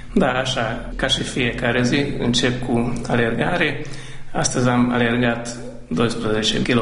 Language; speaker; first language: Romanian; non-native, local second language; Hungarian